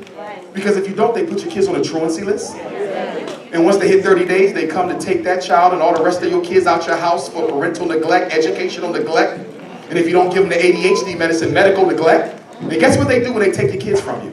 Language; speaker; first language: English; native; English